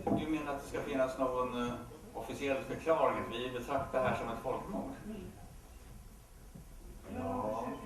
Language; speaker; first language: Swedish; native; Swedish